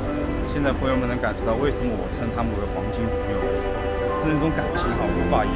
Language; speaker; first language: Chinese; native; Chinese